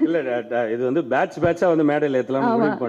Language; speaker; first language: Tamil; native; Tamil